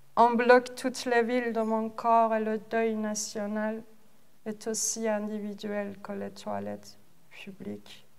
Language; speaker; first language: French; non-native, fluent; Persian